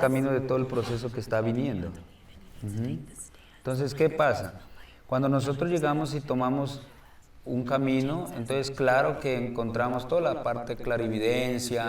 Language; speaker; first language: Spanish; native; Spanish